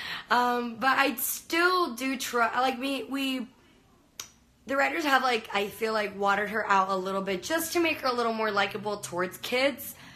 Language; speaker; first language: English; early bilingual, other home language; Spanish